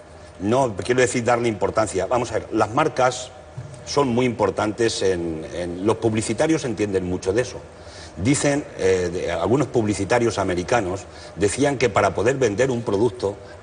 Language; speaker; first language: Spanish; native; Spanish